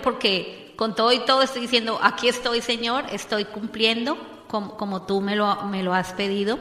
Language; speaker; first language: Spanish; native; Spanish